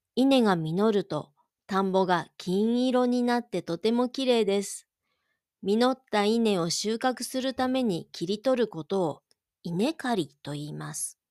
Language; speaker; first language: Japanese; native; Japanese